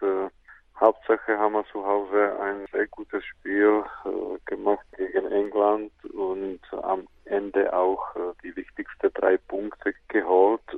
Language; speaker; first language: German; non-native, fluent; Czech